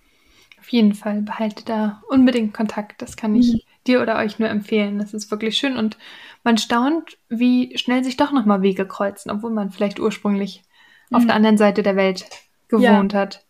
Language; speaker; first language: German; native; German